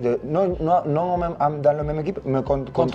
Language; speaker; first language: French; non-native, learner; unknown